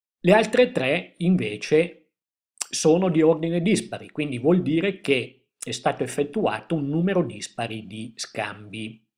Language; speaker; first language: Italian; native; Italian